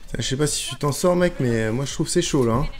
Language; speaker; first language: French; native; French